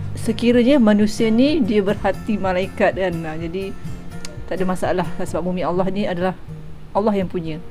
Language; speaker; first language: Malay; early bilingual, other home language; Minangkabau